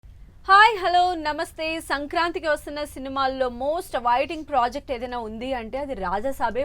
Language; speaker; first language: Telugu; native; Telugu